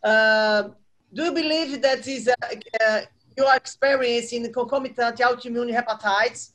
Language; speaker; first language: English; non-native, fluent; Portuguese